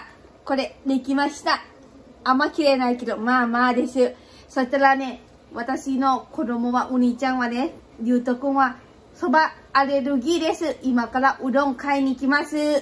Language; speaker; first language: Japanese; non-native, fluent; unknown